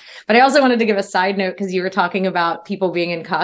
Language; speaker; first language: English; native; English